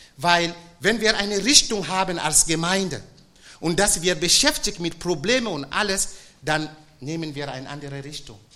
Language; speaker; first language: German; non-native, fluent; French